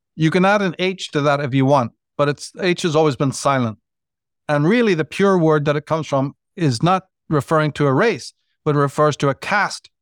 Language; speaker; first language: English; native; English